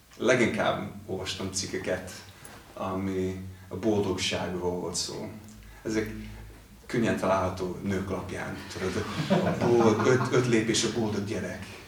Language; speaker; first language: Hungarian; non-native, fluent; English